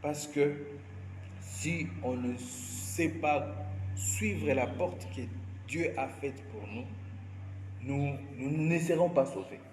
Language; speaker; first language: French; non-native, local second language; Swahili